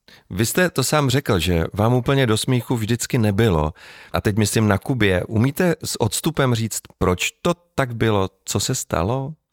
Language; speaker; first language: Czech; native; Czech